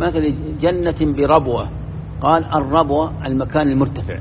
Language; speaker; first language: Arabic; native; Arabic